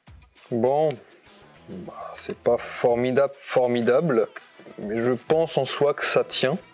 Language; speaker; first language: French; native; French